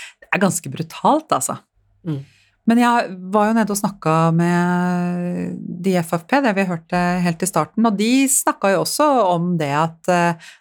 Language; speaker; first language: Norwegian; native; Norwegian